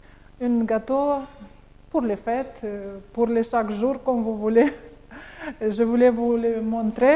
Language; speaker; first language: French; non-native, learner; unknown